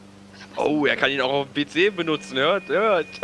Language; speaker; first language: German; native; German